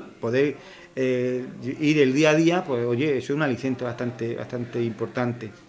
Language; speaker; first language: Spanish; native; Spanish